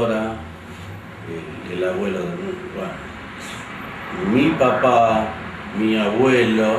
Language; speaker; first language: Spanish; native; Spanish